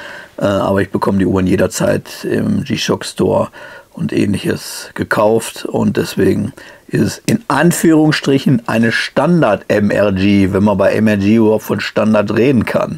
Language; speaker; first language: German; native; German